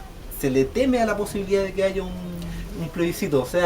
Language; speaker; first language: Spanish; native; Spanish